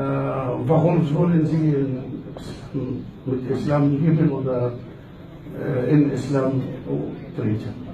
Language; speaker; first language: German; non-native, learner; Arabic